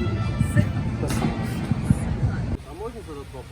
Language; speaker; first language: Russian; non-native, learner; Turkish